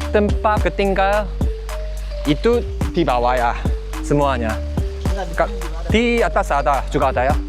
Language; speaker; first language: Indonesian; non-native, fluent; Korean